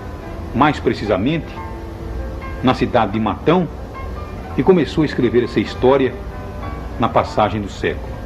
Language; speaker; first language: Portuguese; native; Portuguese